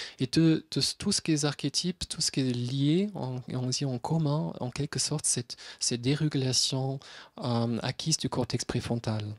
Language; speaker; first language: French; non-native, fluent; German